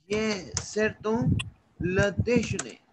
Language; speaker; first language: French; non-native, learner; Hindi